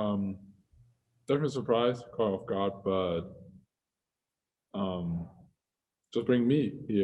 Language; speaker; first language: English; non-native, fluent; German